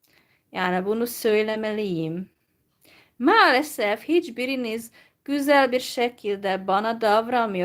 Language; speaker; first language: Turkish; non-native, fluent; Hungarian